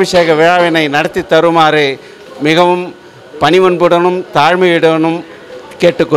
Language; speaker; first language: Tamil; native; Tamil